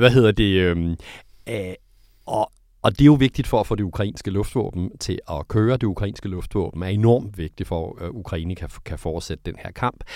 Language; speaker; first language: Danish; native; Danish